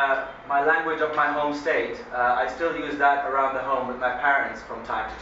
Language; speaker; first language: English; early bilingual, other home language; Hindi